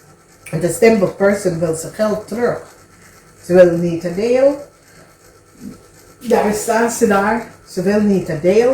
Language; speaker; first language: Dutch; non-native, learner; English